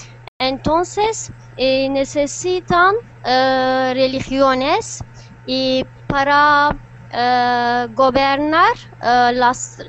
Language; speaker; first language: Spanish; non-native, learner; Turkish